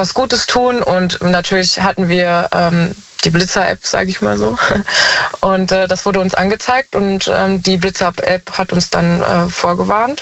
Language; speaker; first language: German; native; German